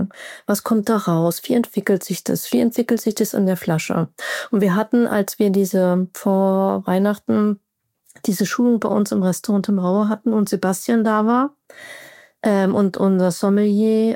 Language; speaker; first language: German; native; German